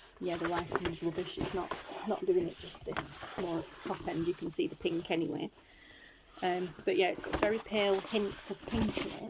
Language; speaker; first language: English; native; English